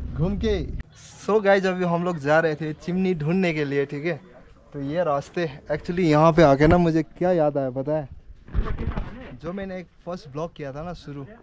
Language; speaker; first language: Hindi; non-native, local second language; Nepali